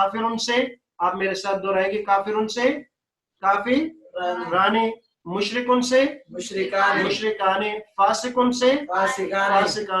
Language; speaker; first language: Urdu; native; Urdu